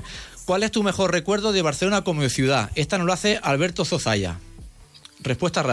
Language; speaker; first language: Spanish; native; Spanish